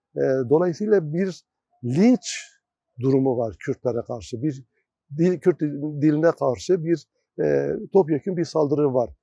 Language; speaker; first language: Turkish; non-native, local second language; Kurdish